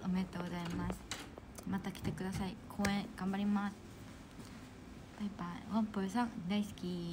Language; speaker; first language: Japanese; non-native, fluent; Korean